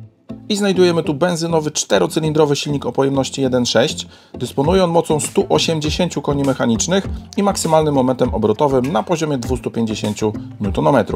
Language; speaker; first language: Polish; native; Polish